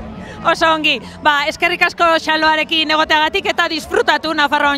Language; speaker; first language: Basque; native; Basque